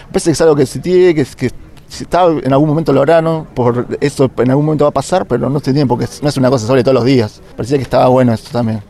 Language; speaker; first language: Spanish; native; Spanish